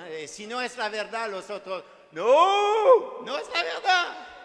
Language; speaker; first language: Spanish; non-native, learner; French